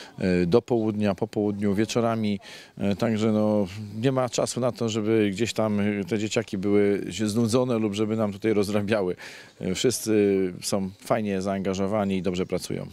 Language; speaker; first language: Polish; native; Polish